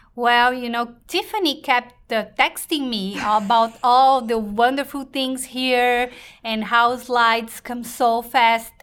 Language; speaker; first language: English; non-native, fluent; Portuguese